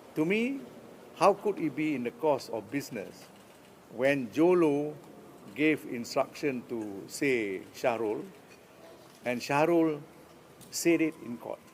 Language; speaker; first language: English; non-native, local second language; Malay